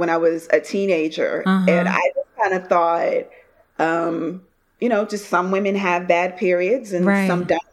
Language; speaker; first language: English; native; English